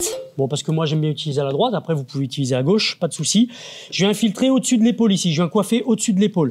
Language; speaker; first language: French; native; French